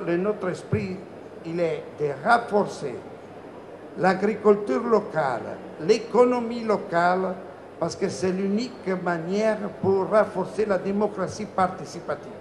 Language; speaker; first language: French; non-native, fluent; Italian